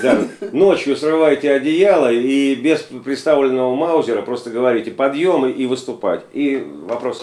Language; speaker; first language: Russian; native; Russian